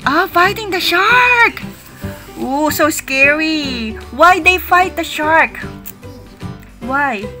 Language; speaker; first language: English; non-native, fluent; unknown